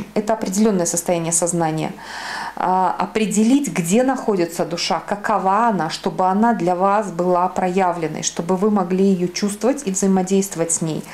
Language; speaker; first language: Russian; native; Russian